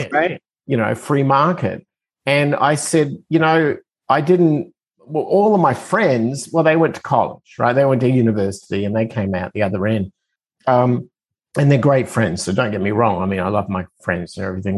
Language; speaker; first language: English; native; English